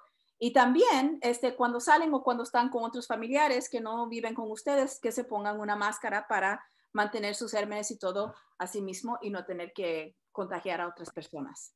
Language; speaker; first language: Spanish; early bilingual, heritage; Spanish